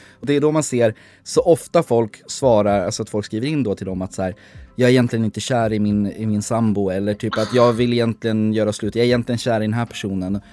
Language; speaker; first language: Swedish; native; Swedish